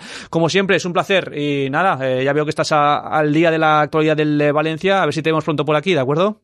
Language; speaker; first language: Spanish; native; Spanish